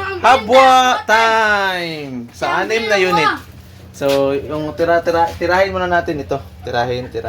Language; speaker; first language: Filipino; non-native, local second language; Cebuano